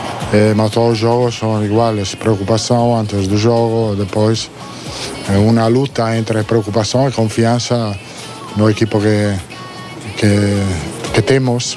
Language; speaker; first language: Portuguese; non-native, learner; Italian